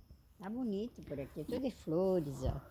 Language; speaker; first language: Portuguese; native; Portuguese